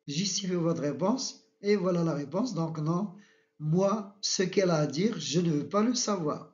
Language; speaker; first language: French; non-native, local second language; Arabic